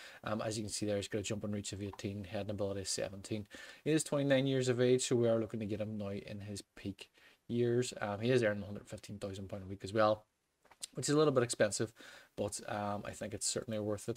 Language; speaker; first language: English; native; English